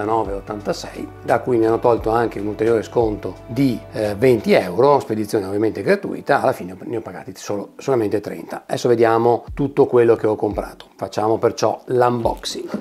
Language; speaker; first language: Italian; native; Italian